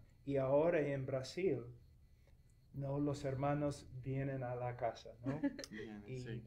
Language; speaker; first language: Spanish; non-native, fluent; English